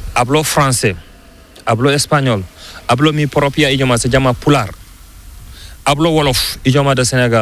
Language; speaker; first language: Spanish; non-native, learner; Fula